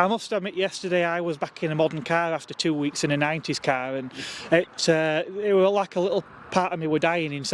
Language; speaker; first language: English; native; English